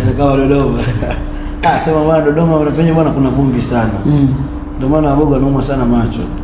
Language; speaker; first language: Swahili; native; Swahili